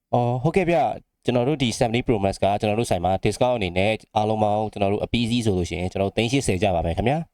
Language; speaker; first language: Burmese; native; Burmese